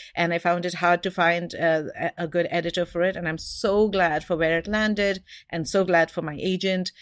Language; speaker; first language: English; non-native, local second language; Hindi